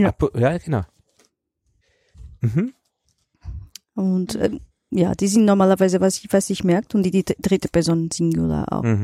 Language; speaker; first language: German; non-native, learner; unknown